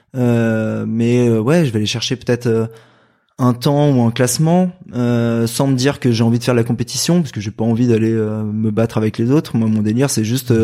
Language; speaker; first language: French; native; French